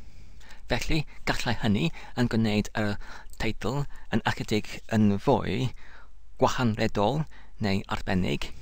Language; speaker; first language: Welsh; non-native, learner; English